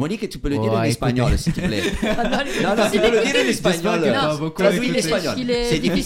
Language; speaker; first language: French; non-native, fluent; Italian